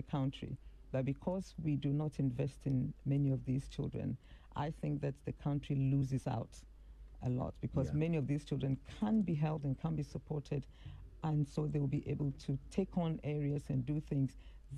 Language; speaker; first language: English; non-native, local second language; Akan